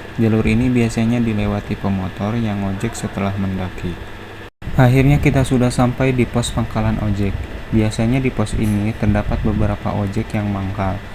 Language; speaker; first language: Indonesian; native; Indonesian